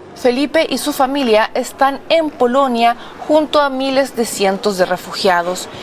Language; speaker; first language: Spanish; native; Spanish